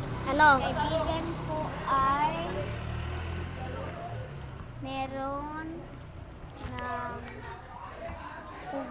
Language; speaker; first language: Filipino; non-native, local second language; Cebuano